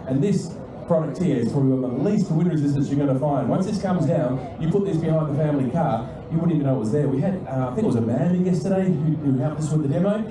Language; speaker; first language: English; native; English